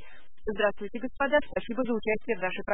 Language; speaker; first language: Russian; native; Russian